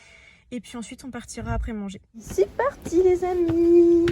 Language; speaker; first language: French; native; French